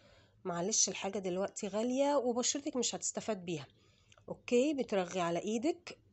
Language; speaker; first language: Arabic; native; Arabic